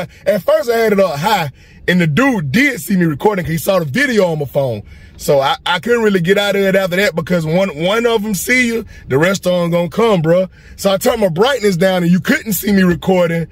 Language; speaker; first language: English; native; English